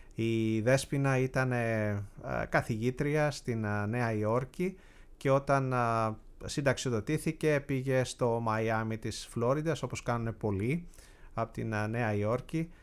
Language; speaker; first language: Greek; native; Greek